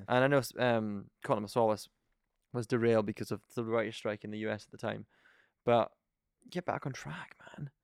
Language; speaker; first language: English; native; English